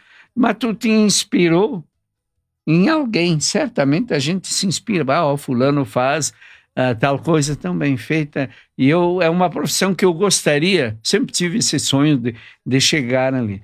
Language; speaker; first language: Portuguese; native; Portuguese